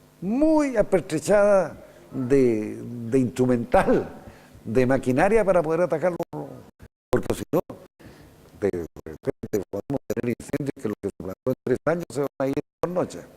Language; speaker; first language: Spanish; native; Spanish